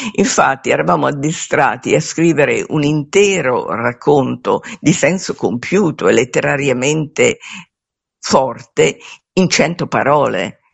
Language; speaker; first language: Italian; native; Italian